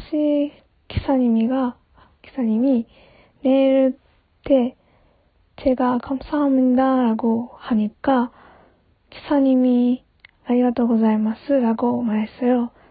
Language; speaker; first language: Korean; non-native, learner; Japanese